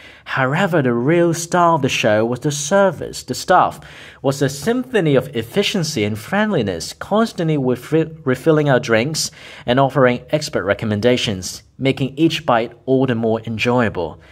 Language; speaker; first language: English; non-native, local second language; Cantonese